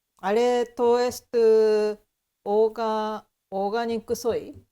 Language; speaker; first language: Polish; non-native, learner; Japanese